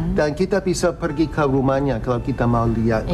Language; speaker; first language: Indonesian; non-native, fluent; English